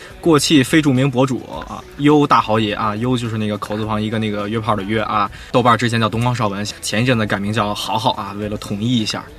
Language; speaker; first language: Chinese; native; Chinese